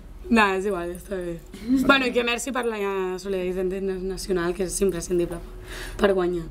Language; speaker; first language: Catalan; non-native, local second language; Spanish